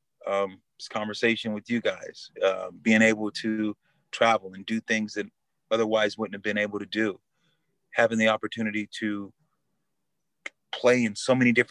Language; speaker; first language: English; native; English